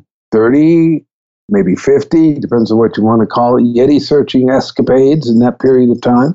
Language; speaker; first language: English; native; English